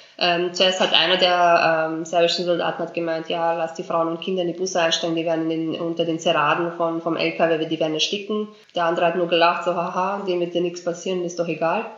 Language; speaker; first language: German; early bilingual, other home language; Bosnian